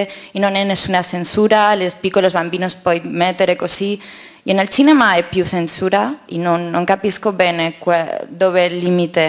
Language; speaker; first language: Italian; non-native, fluent; Spanish